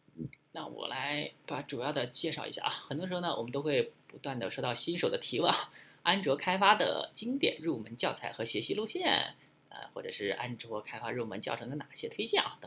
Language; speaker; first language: Chinese; native; Chinese